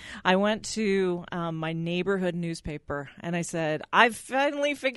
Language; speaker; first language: English; native; English